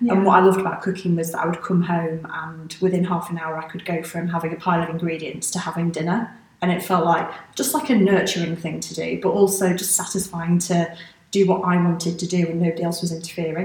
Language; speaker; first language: English; native; English